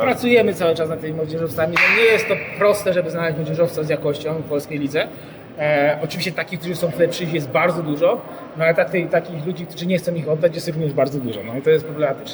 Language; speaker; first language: Polish; native; Polish